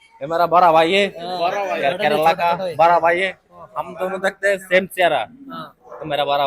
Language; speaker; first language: Hindi; non-native, learner; Bangla